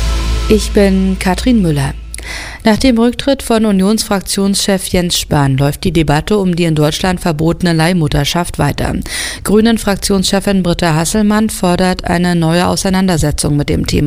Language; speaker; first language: German; native; German